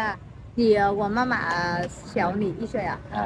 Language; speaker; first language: Chinese; non-native, learner; Vietnamese